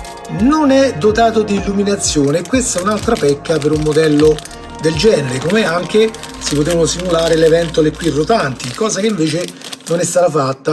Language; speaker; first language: Italian; native; Italian